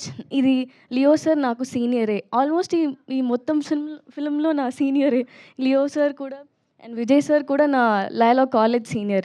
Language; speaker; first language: Telugu; non-native, learner; Tamil